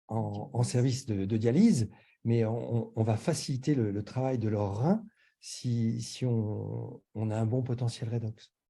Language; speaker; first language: French; native; French